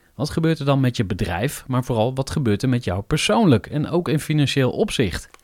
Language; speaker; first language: Dutch; native; Dutch